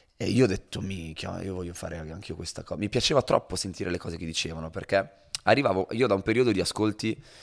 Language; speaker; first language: Italian; native; Italian